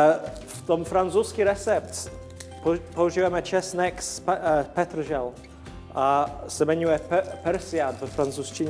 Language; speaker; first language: Czech; non-native, learner; English